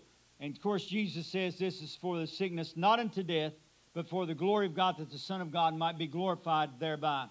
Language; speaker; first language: English; native; English